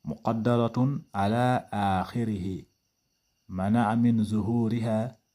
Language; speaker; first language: Arabic; non-native, fluent; Wolof